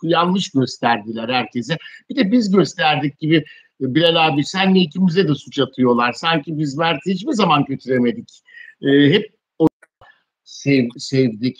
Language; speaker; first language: Turkish; native; Turkish